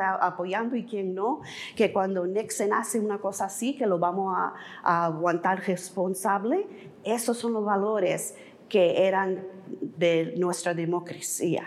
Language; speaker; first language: Spanish; early bilingual, heritage; English